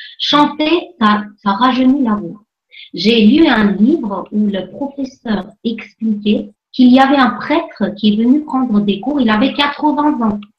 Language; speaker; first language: French; non-native, fluent; Armenian